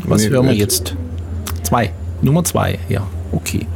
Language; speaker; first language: German; native; German